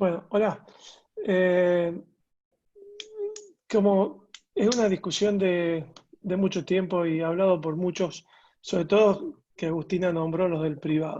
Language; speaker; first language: Spanish; native; Spanish